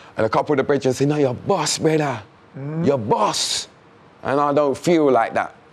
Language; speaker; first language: English; native; English